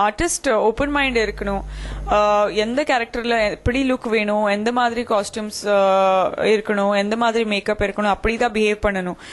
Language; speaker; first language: Tamil; non-native, fluent; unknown